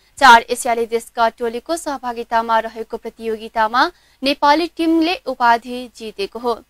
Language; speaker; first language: Nepali; non-native, local second language; Maithili